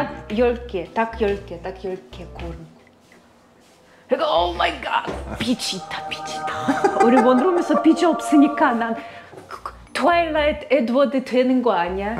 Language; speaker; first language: Korean; non-native, learner; Russian